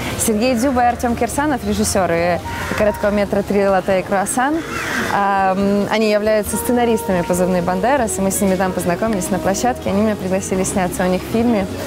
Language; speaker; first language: Russian; native; Russian